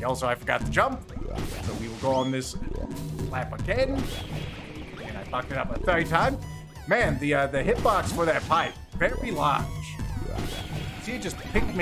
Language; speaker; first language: English; native; English